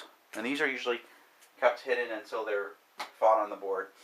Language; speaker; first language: English; native; English